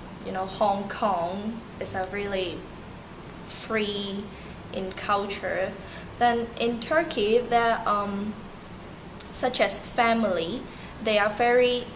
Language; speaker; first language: English; early bilingual, other home language; Turkish